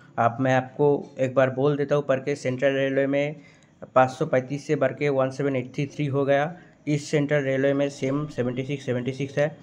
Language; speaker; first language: Hindi; non-native, local second language; Bangla